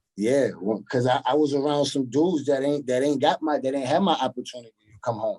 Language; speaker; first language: English; native; English